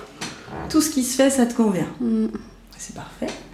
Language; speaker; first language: French; native; French